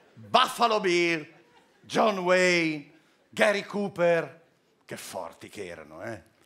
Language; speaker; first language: Italian; native; Italian